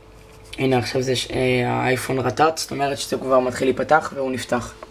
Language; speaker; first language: Hebrew; native; Hebrew